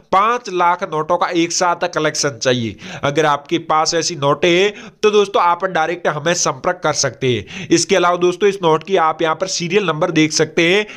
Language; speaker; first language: Hindi; non-native, local second language; Gujarati